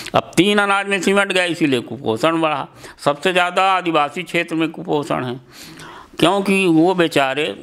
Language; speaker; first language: Hindi; native; Hindi